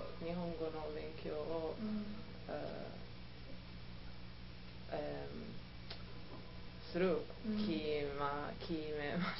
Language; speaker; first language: Japanese; non-native, learner; Italian